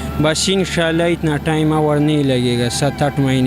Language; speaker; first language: Hindi; non-native, local second language; Pashto